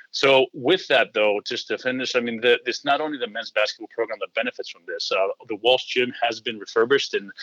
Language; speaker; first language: English; early bilingual, heritage; Greek